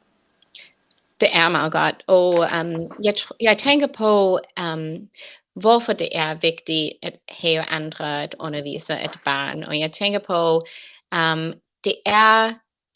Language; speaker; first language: Danish; non-native, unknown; English